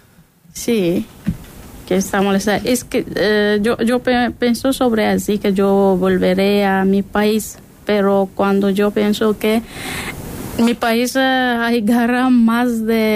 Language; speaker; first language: Spanish; non-native, learner; Persian